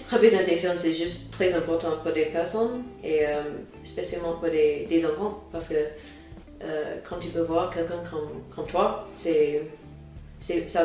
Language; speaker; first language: French; non-native, fluent; English